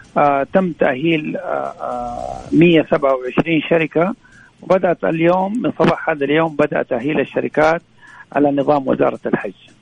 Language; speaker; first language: Arabic; native; Arabic